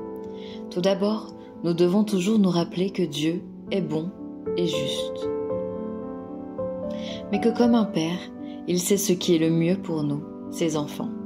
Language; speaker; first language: French; native; French